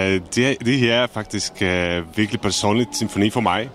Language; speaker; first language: Danish; non-native, fluent; Czech